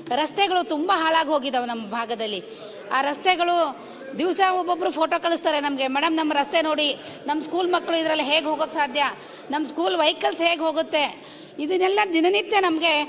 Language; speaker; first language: Kannada; native; Kannada